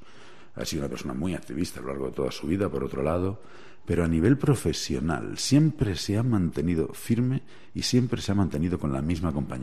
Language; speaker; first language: Spanish; native; Spanish